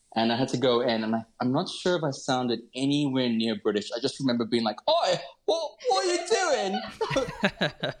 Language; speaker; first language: English; native; English